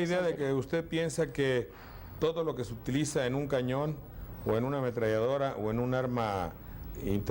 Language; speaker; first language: Spanish; native; Spanish